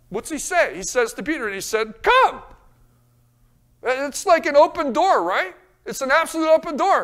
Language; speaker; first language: English; native; English